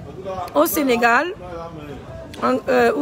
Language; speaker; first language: French; native; French